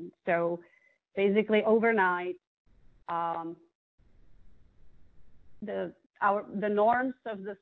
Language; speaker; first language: English; non-native, fluent; Czech